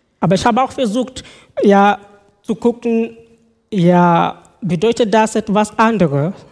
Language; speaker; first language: German; non-native, fluent; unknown